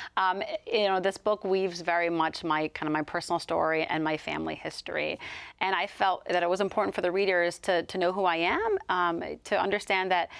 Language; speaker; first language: English; native; English